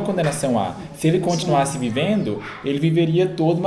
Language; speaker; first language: Portuguese; native; Portuguese